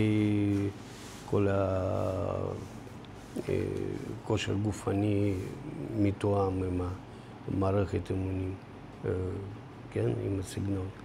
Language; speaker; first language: Hebrew; non-native, fluent; Russian